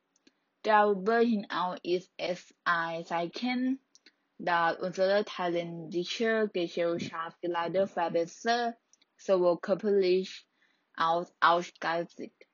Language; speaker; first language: German; non-native, learner; Thai